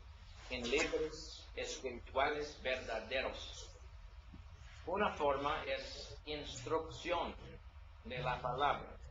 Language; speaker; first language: Spanish; non-native, learner; English